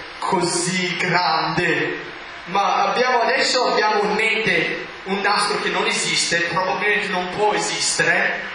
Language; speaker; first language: Italian; non-native, learner; English